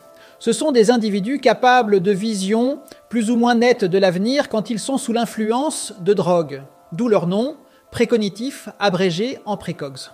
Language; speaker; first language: French; native; French